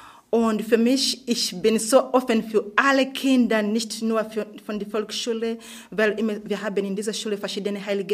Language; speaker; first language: German; non-native, learner; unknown